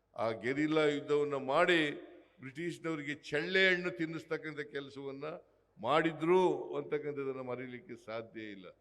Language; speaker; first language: Kannada; native; Kannada